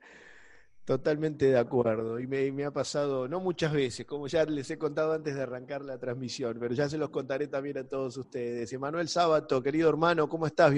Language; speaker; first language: Spanish; native; Spanish